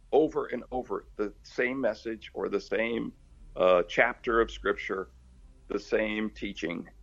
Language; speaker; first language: English; early bilingual, other home language; Portuguese